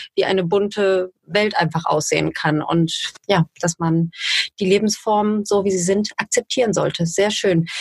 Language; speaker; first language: German; native; German